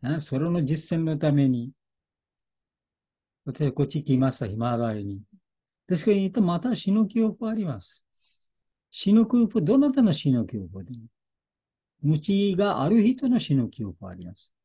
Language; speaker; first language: Japanese; non-native, fluent; Bangla